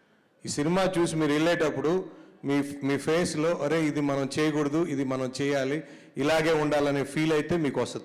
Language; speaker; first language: Telugu; native; Telugu